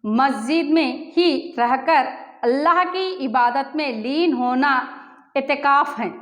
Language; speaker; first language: Hindi; non-native, local second language; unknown